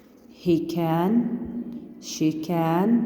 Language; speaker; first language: English; non-native, learner; Arabic